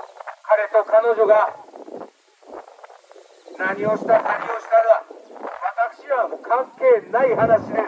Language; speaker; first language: Japanese; native; Japanese